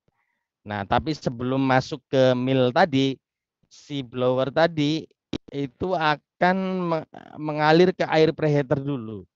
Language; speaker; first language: Indonesian; native; Indonesian